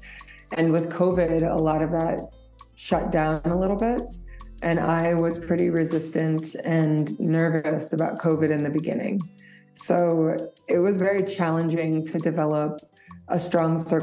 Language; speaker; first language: English; native; English